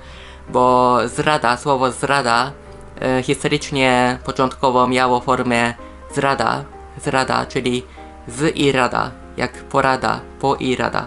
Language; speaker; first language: Polish; non-native, fluent; Japanese